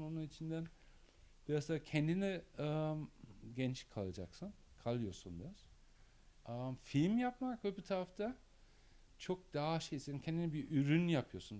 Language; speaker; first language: Turkish; non-native, learner; German